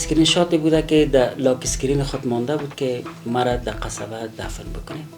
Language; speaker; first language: Persian; native; Persian